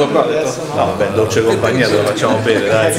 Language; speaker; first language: Italian; native; Italian